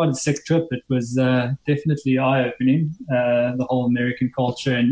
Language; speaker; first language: English; native; English